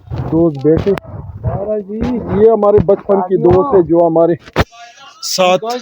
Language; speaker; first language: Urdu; non-native, local second language; Pashto